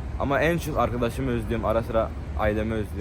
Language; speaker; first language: Turkish; early bilingual, heritage; Turkish